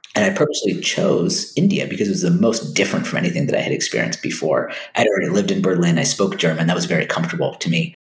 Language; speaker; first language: English; native; English